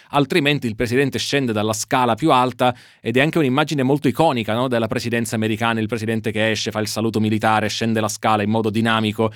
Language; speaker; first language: Italian; native; Italian